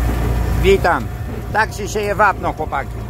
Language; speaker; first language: Polish; native; Polish